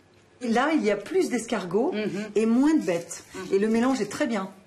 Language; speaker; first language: French; native; French